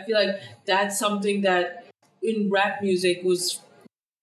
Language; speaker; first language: English; non-native, fluent; Danish